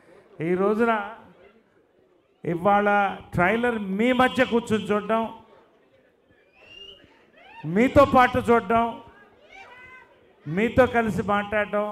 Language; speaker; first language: Telugu; native; Telugu